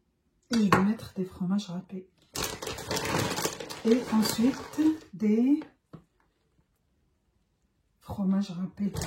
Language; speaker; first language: French; non-native, local second language; Arabic